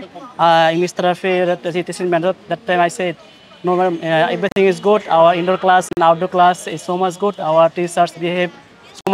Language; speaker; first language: English; non-native, learner; Bangla